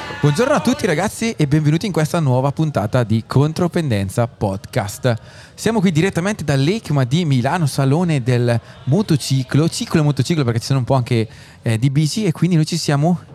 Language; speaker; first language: Italian; native; Italian